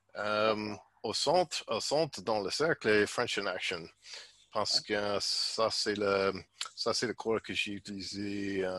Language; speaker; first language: French; non-native, learner; English